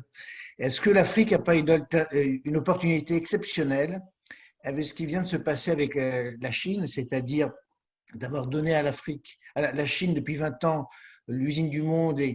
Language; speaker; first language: French; native; French